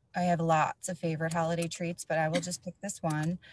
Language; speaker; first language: English; native; English